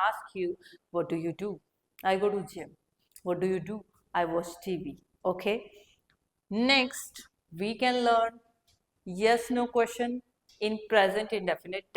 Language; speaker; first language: English; non-native, local second language; Hindi